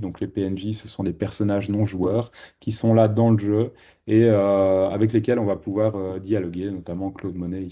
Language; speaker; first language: French; native; French